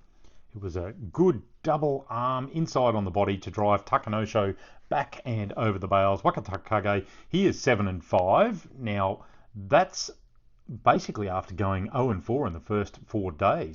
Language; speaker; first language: English; native; English